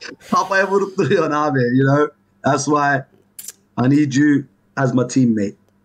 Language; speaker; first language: English; early bilingual, other home language; Turkish